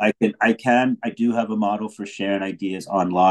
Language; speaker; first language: English; native; English